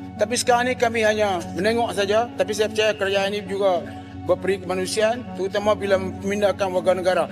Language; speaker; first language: Malay; native; Malay